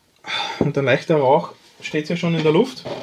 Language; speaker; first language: German; native; German